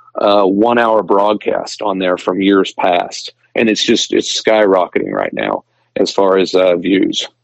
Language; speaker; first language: English; native; English